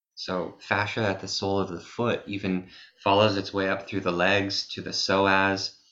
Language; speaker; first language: English; native; English